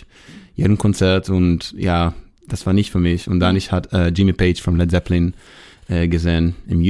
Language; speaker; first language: German; non-native, learner; Hebrew